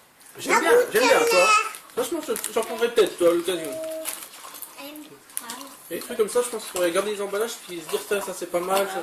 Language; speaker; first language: French; native; French